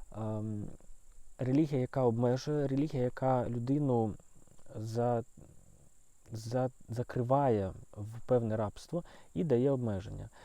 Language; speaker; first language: Ukrainian; non-native, local second language; Russian